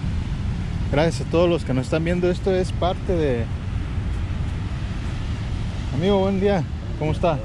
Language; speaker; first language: Spanish; native; Spanish